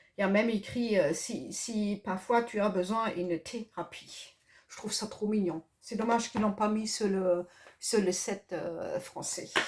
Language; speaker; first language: French; non-native, fluent; German